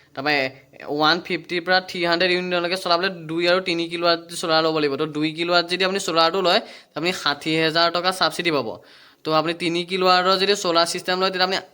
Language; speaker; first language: Assamese; native; Assamese